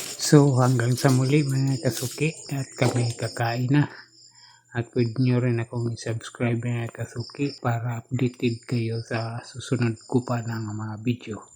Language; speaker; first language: Filipino; non-native, local second language; Cebuano